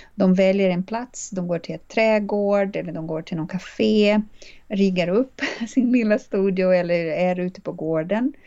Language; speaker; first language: Swedish; non-native, fluent; Portuguese